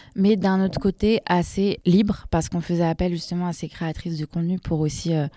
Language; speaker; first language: French; native; French